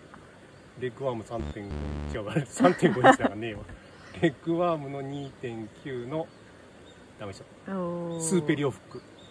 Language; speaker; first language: Japanese; native; Japanese